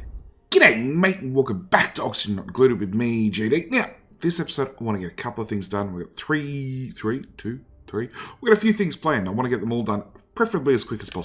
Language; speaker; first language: English; native; English